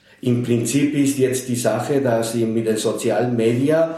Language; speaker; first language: German; non-native, fluent; Spanish